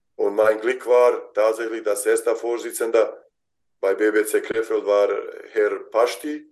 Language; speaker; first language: German; non-native, fluent; Bosnian